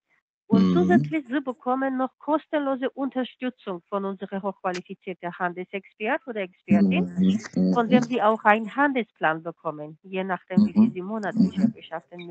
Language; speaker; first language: German; non-native, fluent; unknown